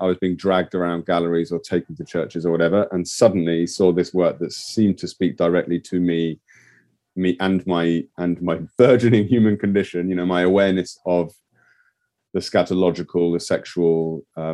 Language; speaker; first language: English; native; English